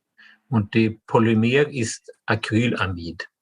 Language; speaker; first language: German; non-native, fluent; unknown